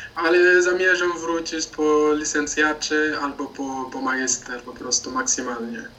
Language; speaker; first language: Polish; non-native, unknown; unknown